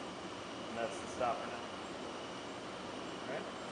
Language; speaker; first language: English; native; English